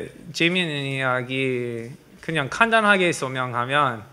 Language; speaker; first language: Korean; non-native, learner; English